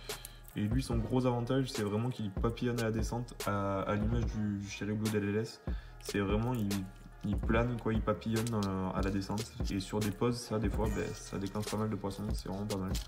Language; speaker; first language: French; native; French